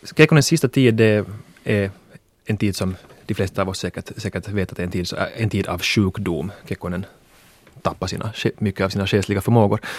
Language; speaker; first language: Swedish; native; Swedish